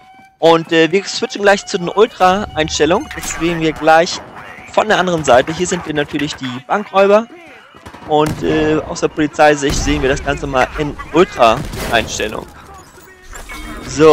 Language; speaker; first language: German; native; German